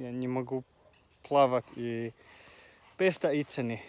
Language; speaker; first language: Russian; non-native, learner; Finnish